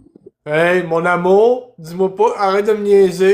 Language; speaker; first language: French; native; French